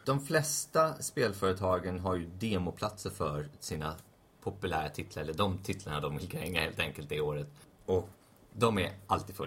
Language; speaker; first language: Swedish; native; Swedish